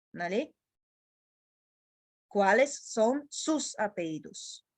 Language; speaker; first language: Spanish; non-native, fluent; Bulgarian